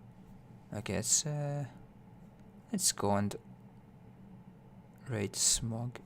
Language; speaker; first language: English; non-native, fluent; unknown